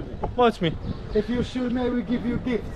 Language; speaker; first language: English; non-native, learner; Arabic